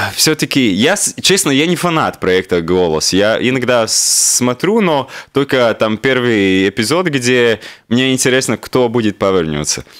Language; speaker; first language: Russian; non-native, local second language; Latvian